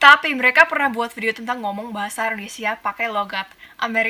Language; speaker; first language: Indonesian; non-native, fluent; English